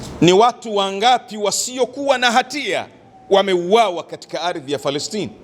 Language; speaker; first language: Swahili; native; Swahili